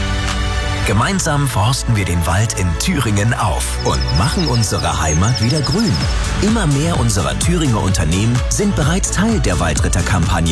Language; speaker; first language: German; native; German